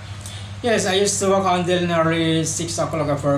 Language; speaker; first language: English; non-native, learner; Indonesian